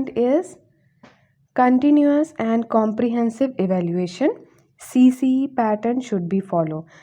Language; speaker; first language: Hindi; native; Hindi